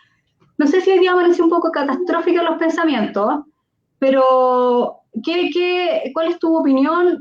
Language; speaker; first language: Spanish; native; Spanish